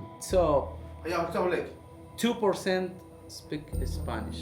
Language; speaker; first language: English; non-native, learner; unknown